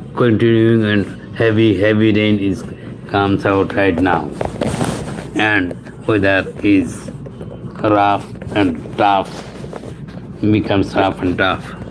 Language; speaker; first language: English; non-native, local second language; Bangla